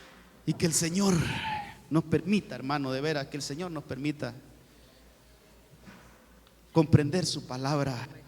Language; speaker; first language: Spanish; native; Spanish